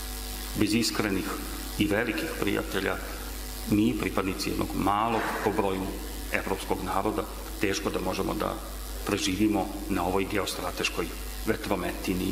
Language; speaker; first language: Serbian; native; Serbian